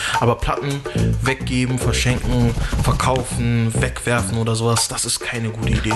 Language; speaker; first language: German; early bilingual, other home language; Portuguese